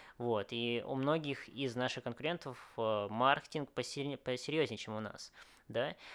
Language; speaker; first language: Russian; early bilingual, other home language; Vietnamese